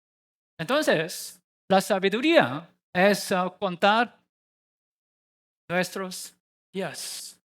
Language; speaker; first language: Spanish; non-native, learner; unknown